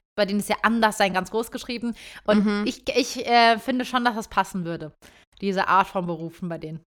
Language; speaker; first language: German; early bilingual, other home language; Turkish